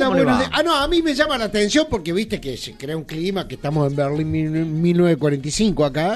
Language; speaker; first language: Spanish; native; Spanish